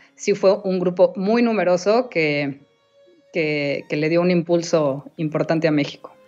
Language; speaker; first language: Spanish; native; Spanish